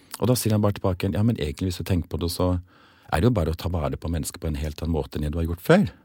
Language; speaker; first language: Norwegian; early bilingual, other home language; English